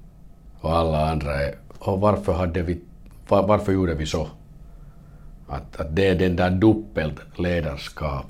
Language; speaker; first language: Swedish; non-native, learner; Finnish